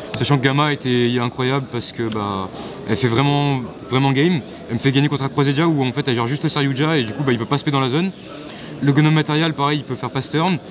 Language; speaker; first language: French; native; French